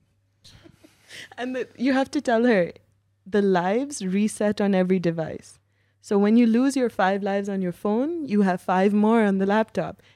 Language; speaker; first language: English; native; English